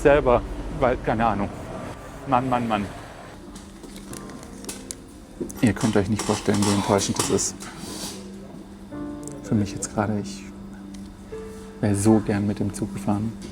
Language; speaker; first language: German; native; German